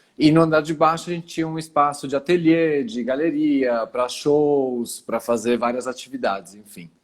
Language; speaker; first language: Portuguese; early bilingual, other home language; Italian